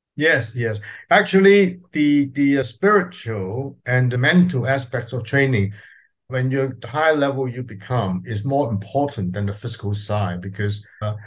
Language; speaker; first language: English; non-native, local second language; Cantonese